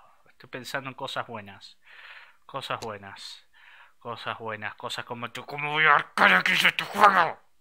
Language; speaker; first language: Spanish; native; Spanish